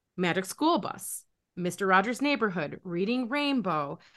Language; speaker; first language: English; native; English